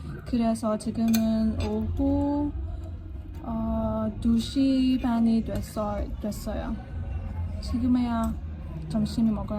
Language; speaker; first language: Korean; non-native, fluent; Burmese